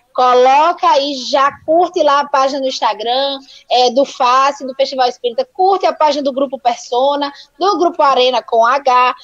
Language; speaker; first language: Portuguese; native; Portuguese